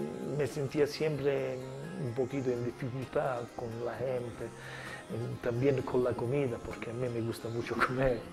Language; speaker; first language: Spanish; non-native, learner; Italian